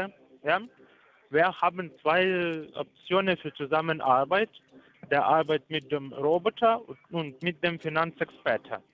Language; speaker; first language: German; non-native, learner; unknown